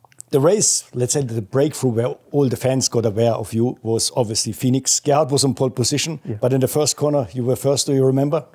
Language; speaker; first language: English; non-native, fluent; German